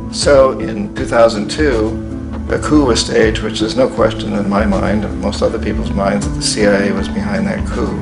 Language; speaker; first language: English; native; English